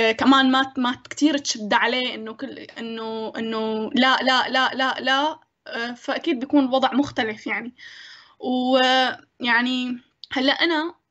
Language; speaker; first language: Arabic; native; Arabic